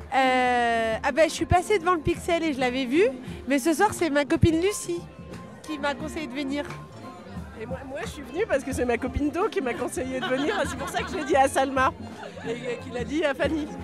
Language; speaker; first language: French; non-native, fluent; English